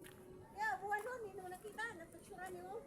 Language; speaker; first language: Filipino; non-native, local second language; Cebuano